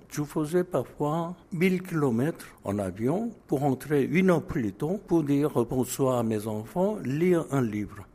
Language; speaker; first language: French; non-native, fluent; Korean